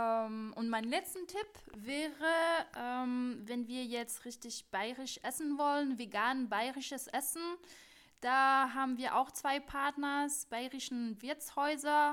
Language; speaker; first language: German; non-native, fluent; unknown